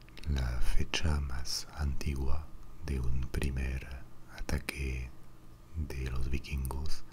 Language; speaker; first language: Spanish; non-native, fluent; French